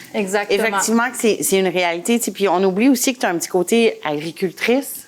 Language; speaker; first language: French; native; French